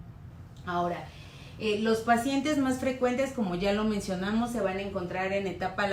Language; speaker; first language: Spanish; native; Spanish